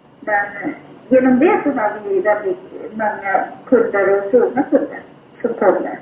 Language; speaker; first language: Swedish; non-native, fluent; Thai